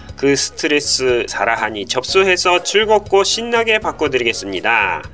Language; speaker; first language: Korean; non-native, fluent; Japanese